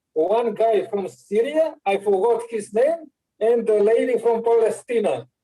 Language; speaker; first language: English; non-native, learner; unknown